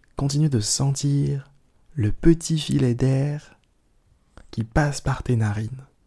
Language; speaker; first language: French; native; French